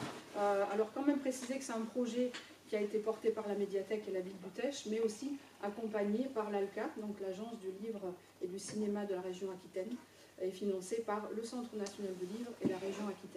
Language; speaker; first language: French; native; French